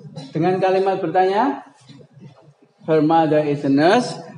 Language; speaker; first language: English; non-native, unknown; Indonesian